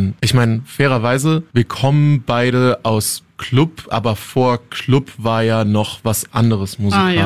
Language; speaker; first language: German; native; German